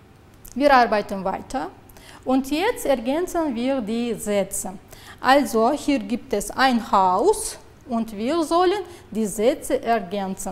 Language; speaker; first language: German; non-native, fluent; Uzbek